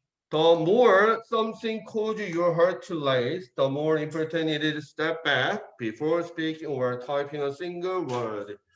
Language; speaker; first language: English; non-native, fluent; Korean